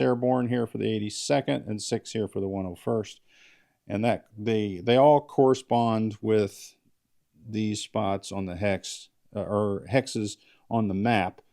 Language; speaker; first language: English; native; English